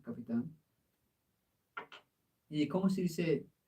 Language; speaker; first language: Spanish; non-native, learner; English